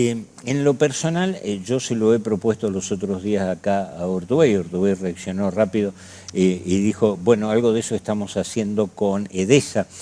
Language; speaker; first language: Spanish; native; Spanish